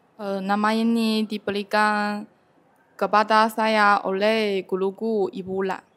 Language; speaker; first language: Indonesian; non-native, learner; Chinese